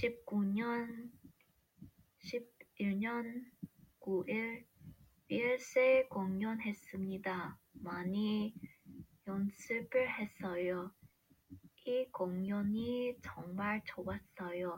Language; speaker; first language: Korean; non-native, learner; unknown